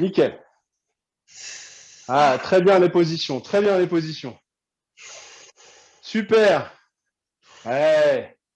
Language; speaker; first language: French; native; French